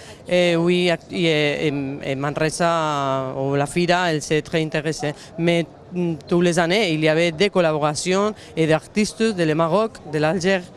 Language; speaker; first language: French; non-native, learner; Catalan